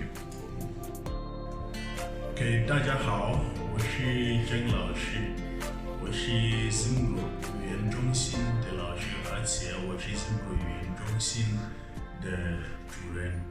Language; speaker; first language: Chinese; non-native, fluent; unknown